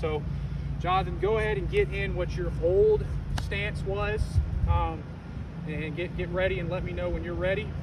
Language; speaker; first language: English; native; English